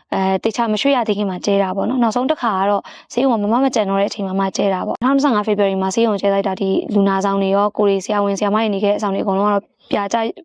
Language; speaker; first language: Burmese; native; Burmese